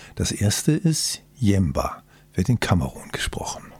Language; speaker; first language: German; native; German